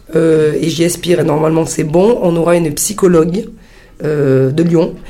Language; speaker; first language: French; early bilingual, heritage; Italian